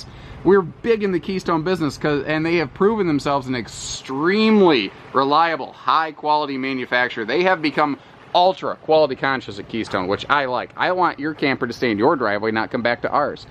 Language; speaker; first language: English; native; English